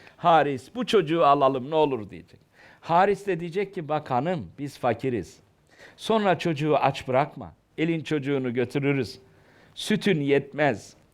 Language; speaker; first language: Turkish; native; Turkish